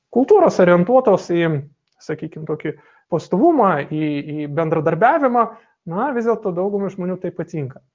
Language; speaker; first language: Lithuanian; non-native, local second language; Russian